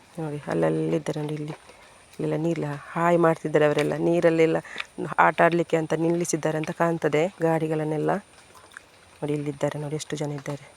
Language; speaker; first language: Kannada; non-native, local second language; Tulu